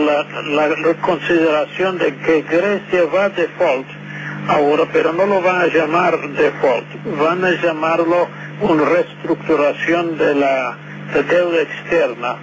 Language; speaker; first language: Spanish; non-native, fluent; English